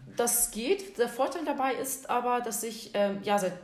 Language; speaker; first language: German; non-native, fluent; Russian